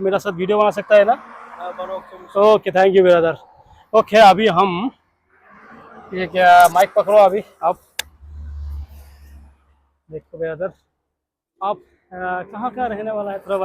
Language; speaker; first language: Hindi; non-native, local second language; Rangpuri